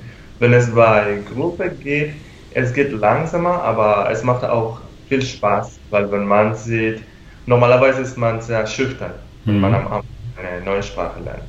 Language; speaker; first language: German; non-native, fluent; Spanish